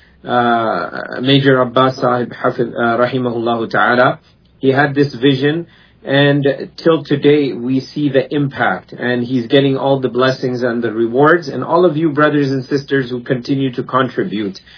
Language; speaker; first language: English; native; English